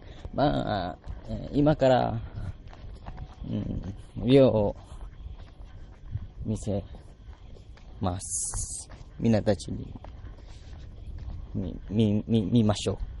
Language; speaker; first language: Japanese; non-native, learner; Malay